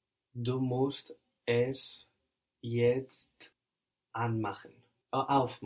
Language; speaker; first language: German; non-native, learner; English